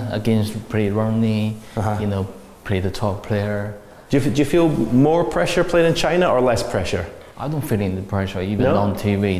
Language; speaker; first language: English; non-native, learner; Chinese